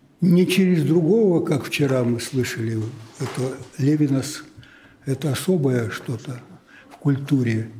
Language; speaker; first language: Russian; native; Russian